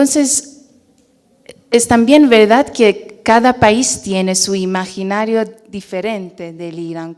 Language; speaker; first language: Spanish; non-native, fluent; Persian